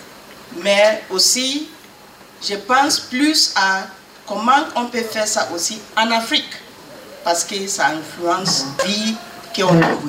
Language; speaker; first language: French; non-native, learner; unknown